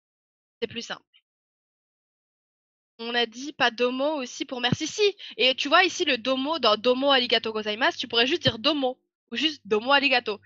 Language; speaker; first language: French; native; French